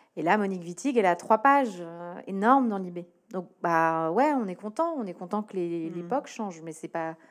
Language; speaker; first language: French; native; French